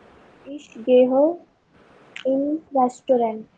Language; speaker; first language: German; non-native, learner; Hindi